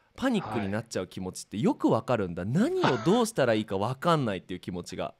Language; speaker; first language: Japanese; native; Japanese